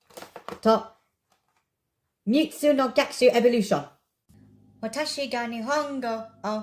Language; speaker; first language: Japanese; non-native, learner; English